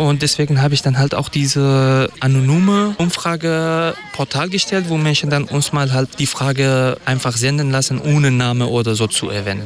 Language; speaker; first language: German; non-native, fluent; Kurdish